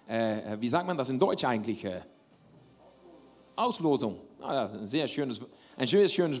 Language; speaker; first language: German; non-native, learner; Dutch